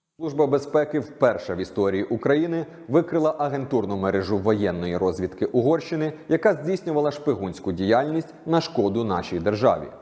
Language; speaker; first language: Ukrainian; native; Ukrainian